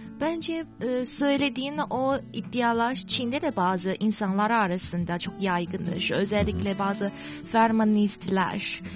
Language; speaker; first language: Turkish; non-native, fluent; Chinese